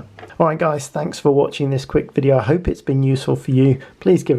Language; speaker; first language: English; native; English